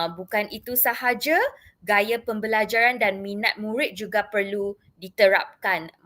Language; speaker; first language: Malay; non-native, local second language; Chinese